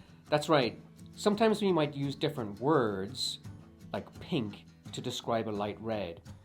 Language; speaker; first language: English; native; English